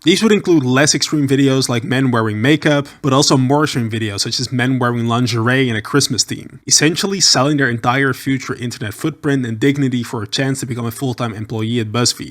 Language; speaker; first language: English; native; English